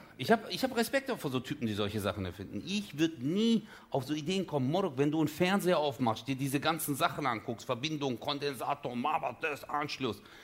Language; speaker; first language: German; early bilingual, other home language; Turkish